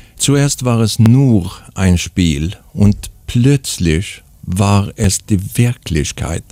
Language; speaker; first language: German; non-native, fluent; Swedish